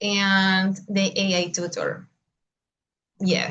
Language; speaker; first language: English; non-native, learner; Spanish